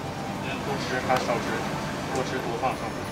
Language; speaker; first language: Chinese; native; Chinese